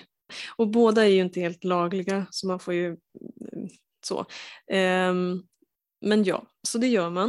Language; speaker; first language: Swedish; native; Swedish